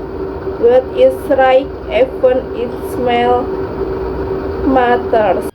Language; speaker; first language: English; non-native, learner; Indonesian